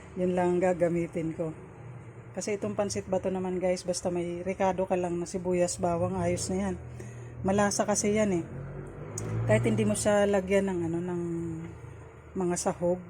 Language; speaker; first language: Filipino; non-native, local second language; Bikol